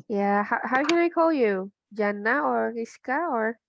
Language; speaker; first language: English; non-native, fluent; Indonesian